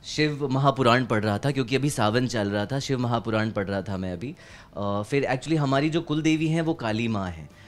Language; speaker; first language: Hindi; native; Hindi